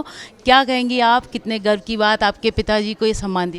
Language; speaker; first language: Hindi; native; Hindi